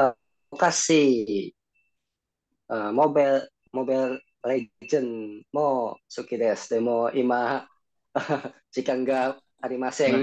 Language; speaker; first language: Japanese; non-native, learner; Indonesian